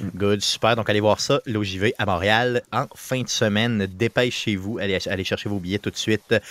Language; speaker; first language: French; native; French